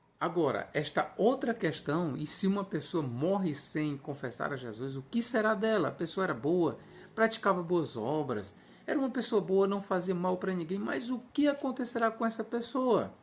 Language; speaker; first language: Portuguese; native; Portuguese